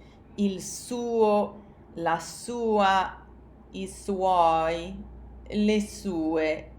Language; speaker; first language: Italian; non-native, fluent; English